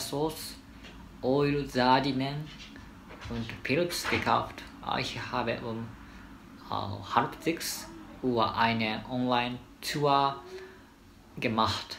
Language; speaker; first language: German; non-native, learner; Japanese